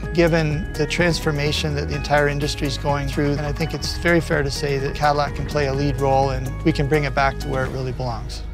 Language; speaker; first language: English; non-native, fluent; Chinese